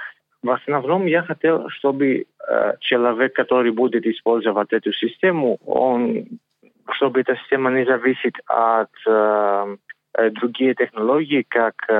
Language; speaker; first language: Russian; non-native, learner; Greek